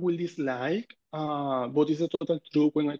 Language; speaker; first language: English; non-native, fluent; Spanish